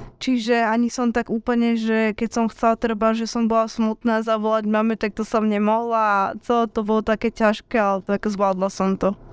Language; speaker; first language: Slovak; native; Slovak